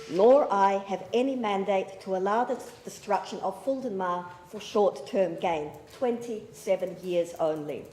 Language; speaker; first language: English; native; English